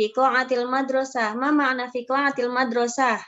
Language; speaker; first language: Arabic; non-native, learner; Indonesian